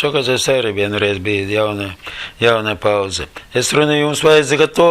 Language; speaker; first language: Latvian; non-native, learner; Russian